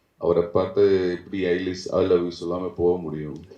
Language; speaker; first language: Tamil; non-native, learner; Malayalam